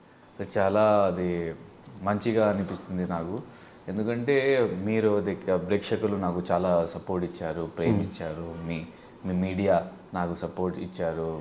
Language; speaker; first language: Telugu; non-native, learner; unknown